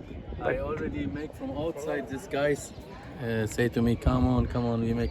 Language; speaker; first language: English; non-native, learner; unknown